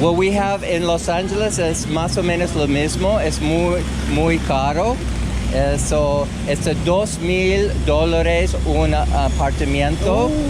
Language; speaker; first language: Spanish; non-native, learner; English